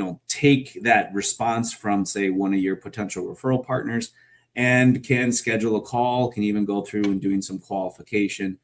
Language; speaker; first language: English; native; English